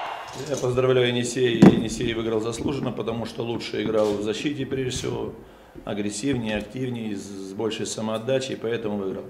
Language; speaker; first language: Russian; native; Russian